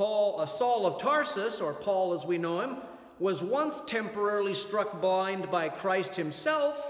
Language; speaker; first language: English; native; English